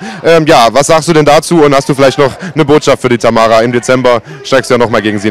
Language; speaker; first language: German; native; German